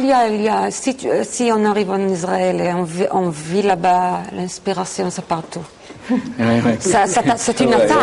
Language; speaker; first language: French; non-native, fluent; Hebrew